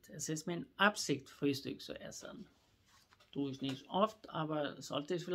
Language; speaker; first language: German; non-native, fluent; Swedish